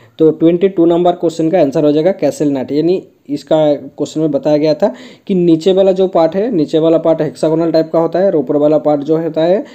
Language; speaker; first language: Hindi; non-native, local second language; Bangla